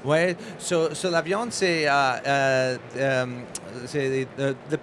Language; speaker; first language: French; non-native, learner; English